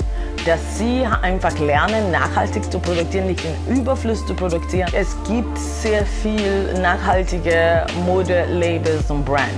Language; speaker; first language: German; non-native, fluent; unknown